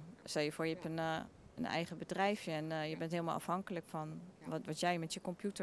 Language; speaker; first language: Dutch; native; Dutch